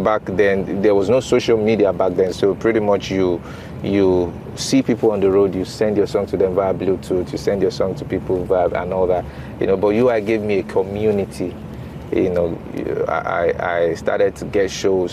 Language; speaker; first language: English; non-native, local second language; Yoruba